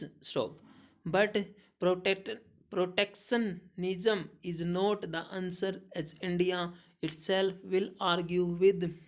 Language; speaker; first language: English; non-native, local second language; Hindi